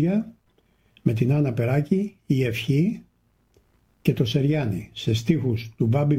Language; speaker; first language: Greek; native; Greek